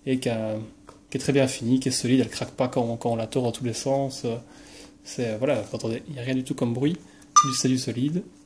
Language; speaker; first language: French; native; French